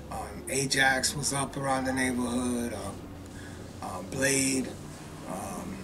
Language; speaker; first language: English; native; English